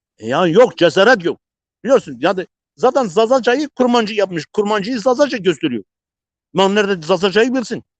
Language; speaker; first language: Turkish; non-native, local second language; Zaza